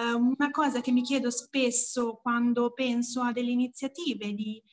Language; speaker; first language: Italian; native; Italian